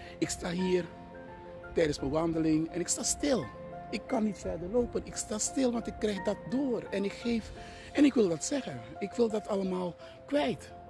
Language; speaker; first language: Dutch; native; Dutch